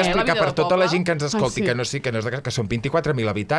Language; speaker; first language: Catalan; native; Catalan